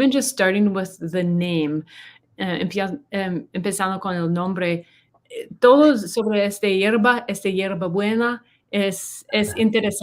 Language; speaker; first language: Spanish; non-native, learner; English